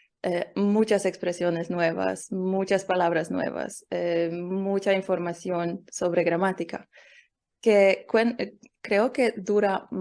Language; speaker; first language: Spanish; non-native, learner; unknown